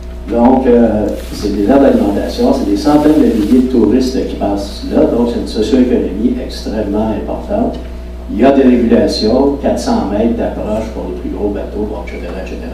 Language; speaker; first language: French; native; French